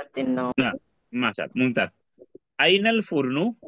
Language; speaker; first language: Arabic; non-native, fluent; Urdu